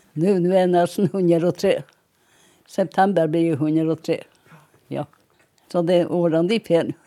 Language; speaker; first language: Norwegian; native; Norwegian